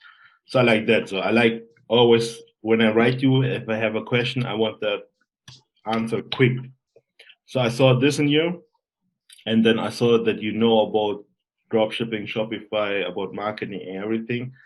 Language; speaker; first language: English; non-native, fluent; German